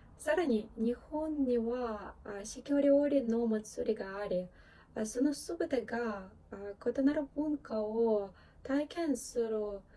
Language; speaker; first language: Japanese; non-native, fluent; Ukrainian